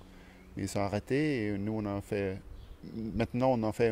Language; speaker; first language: French; non-native, learner; Swedish